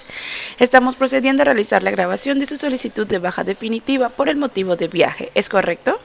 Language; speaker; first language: Spanish; native; Spanish